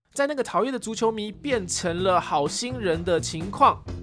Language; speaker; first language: Chinese; early bilingual, heritage; Chinese